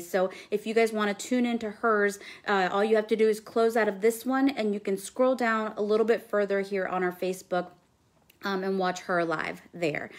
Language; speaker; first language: English; early bilingual, other home language; Spanish